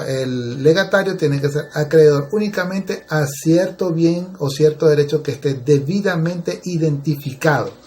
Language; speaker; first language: Spanish; native; Spanish